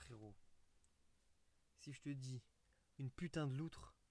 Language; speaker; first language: French; native; French